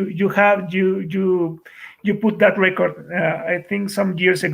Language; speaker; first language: English; non-native, fluent; Spanish